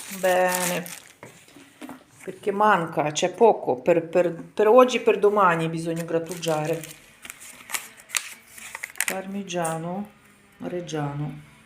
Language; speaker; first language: Italian; non-native, local second language; Ukrainian